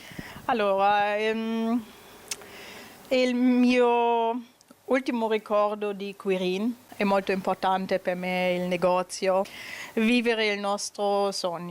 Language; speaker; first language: Italian; non-native, learner; German